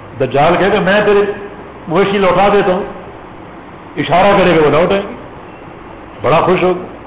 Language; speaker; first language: Urdu; native; Urdu